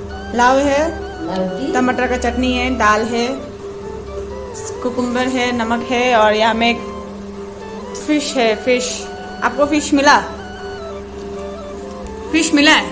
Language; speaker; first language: Hindi; non-native, local second language; Nepali